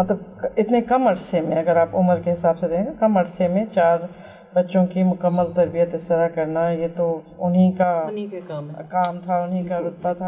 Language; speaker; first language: Urdu; native; Urdu